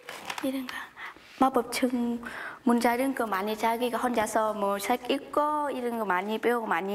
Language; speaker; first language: Korean; non-native, learner; Vietnamese